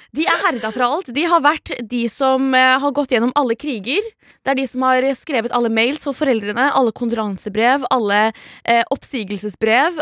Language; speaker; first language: Norwegian; early bilingual, other home language; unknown